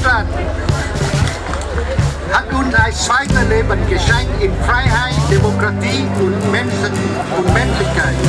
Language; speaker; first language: German; non-native, fluent; Vietnamese